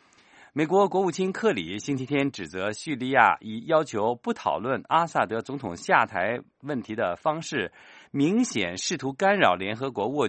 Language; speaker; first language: Chinese; native; Chinese